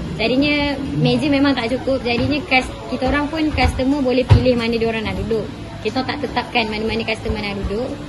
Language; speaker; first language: Malay; native; Malay